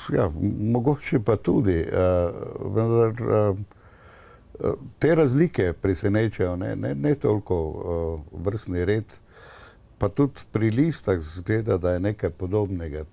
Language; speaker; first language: Slovenian; native; Slovenian